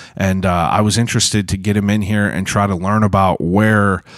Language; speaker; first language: English; native; English